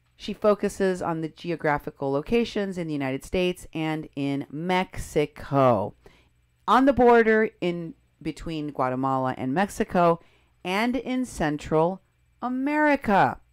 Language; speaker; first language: English; native; English